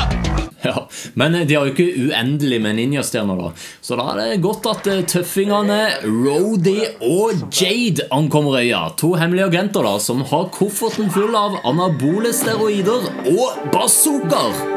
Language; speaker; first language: Norwegian; native; Norwegian